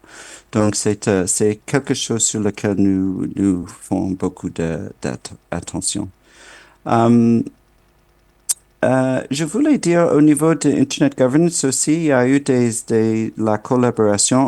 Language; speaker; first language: French; non-native, fluent; English